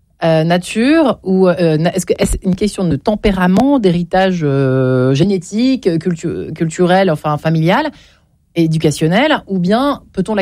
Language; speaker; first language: French; native; French